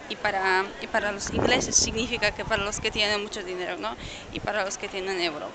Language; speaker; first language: Spanish; non-native, fluent; Polish